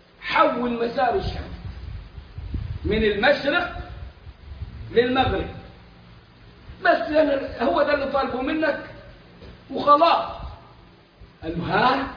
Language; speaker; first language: Arabic; native; Arabic